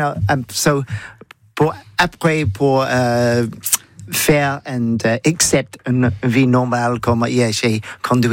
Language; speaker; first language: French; non-native, learner; English